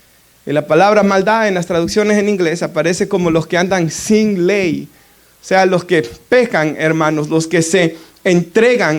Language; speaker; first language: Spanish; native; Spanish